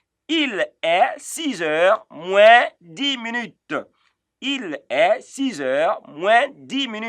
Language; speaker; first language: French; non-native, fluent; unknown